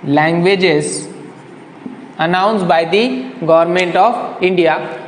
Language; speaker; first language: English; non-native, local second language; Marathi